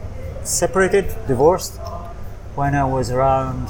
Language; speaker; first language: English; native; English